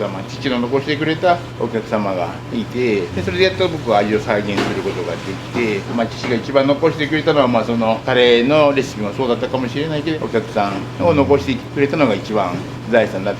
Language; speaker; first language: Japanese; native; Japanese